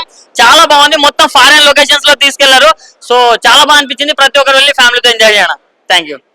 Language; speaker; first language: Telugu; native; Telugu